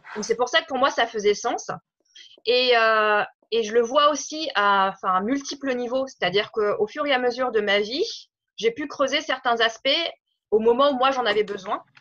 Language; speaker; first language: French; native; French